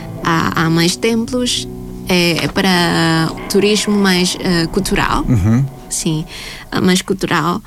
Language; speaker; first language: Portuguese; non-native, fluent; Thai